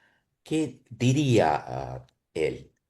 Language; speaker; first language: Spanish; non-native, fluent; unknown